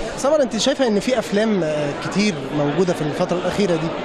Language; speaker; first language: Arabic; native; Arabic